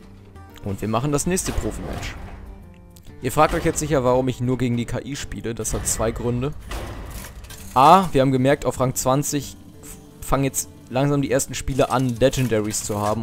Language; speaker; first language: German; native; German